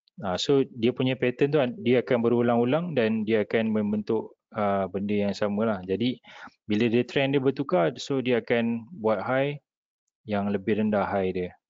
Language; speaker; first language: Malay; native; Malay